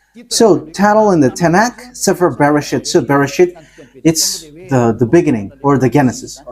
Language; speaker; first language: English; non-native, fluent; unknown